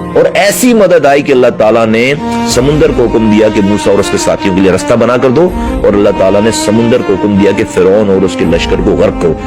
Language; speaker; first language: Urdu; native; Urdu